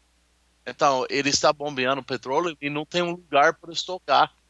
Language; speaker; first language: Portuguese; non-native, learner; English